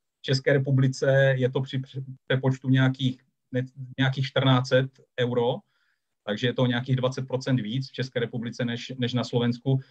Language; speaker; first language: Czech; native; Czech